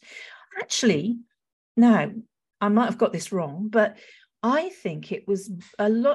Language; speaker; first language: English; native; English